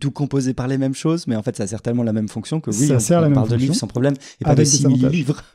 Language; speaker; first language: French; native; French